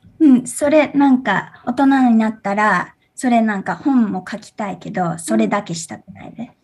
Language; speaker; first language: Japanese; early bilingual, heritage; English